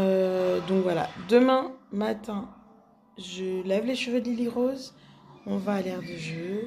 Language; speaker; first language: French; native; French